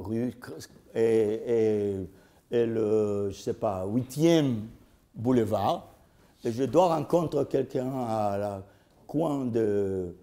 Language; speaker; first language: French; non-native, learner; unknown